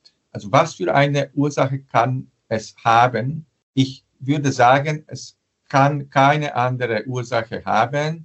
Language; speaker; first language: German; non-native, fluent; Hungarian